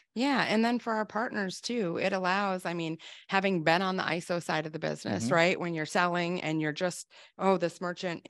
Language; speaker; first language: English; native; English